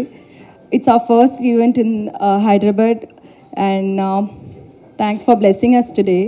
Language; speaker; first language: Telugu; non-native, learner; Tamil